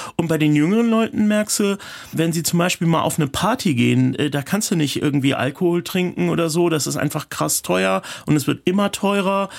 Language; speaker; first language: German; early bilingual, other home language; Turkish